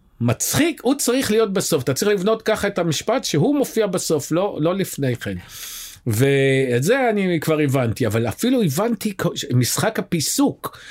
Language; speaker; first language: Hebrew; native; Hebrew